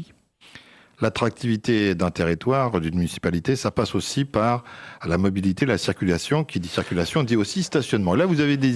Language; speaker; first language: French; native; French